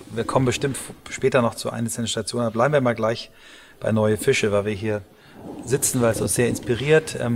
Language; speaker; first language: German; native; German